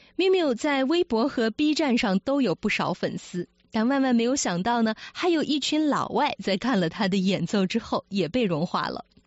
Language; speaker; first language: Chinese; native; Chinese